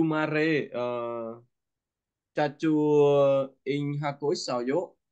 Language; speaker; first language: Korean; non-native, learner; Vietnamese